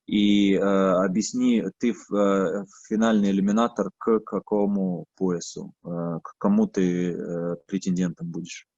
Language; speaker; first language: Russian; native; Russian